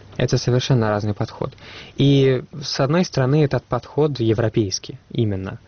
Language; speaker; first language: Russian; non-native, fluent; Italian